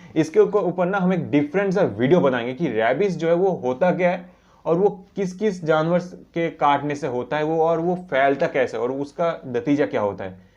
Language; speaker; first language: Hindi; non-native, local second language; Bangla